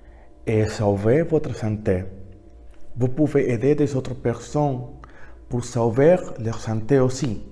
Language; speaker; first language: French; non-native, learner; Spanish